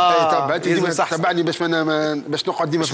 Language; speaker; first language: Arabic; native; Arabic